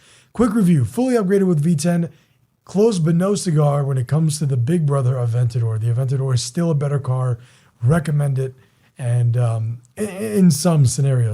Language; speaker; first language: English; native; English